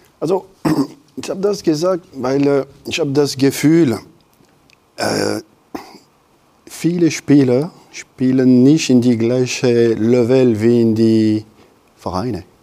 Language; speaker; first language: German; non-native, local second language; French